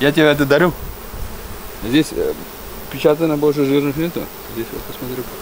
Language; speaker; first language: Russian; non-native, local second language; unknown